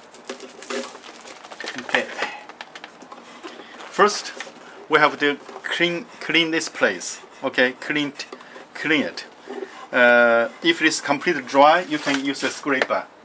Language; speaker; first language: English; non-native, fluent; Chinese